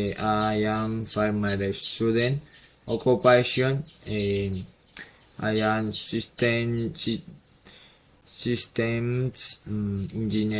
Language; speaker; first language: English; non-native, learner; Spanish